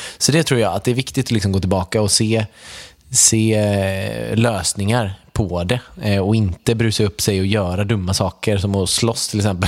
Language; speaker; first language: Swedish; native; Swedish